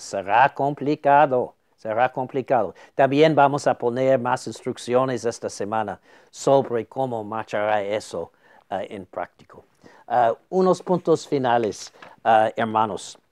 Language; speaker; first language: Spanish; non-native, fluent; English